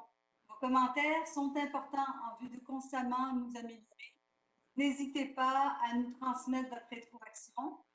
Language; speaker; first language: French; native; French